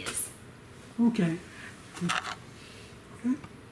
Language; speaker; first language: English; non-native, learner; Chinese